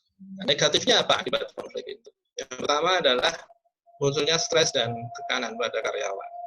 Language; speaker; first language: Indonesian; non-native, local second language; Javanese